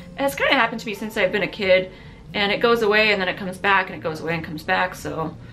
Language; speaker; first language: English; early bilingual, other home language; Italian